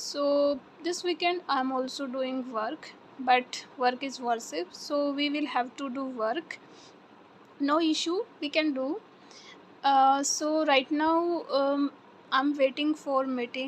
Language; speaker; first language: English; non-native, local second language; Hindi